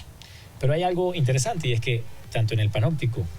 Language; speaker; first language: Spanish; native; Spanish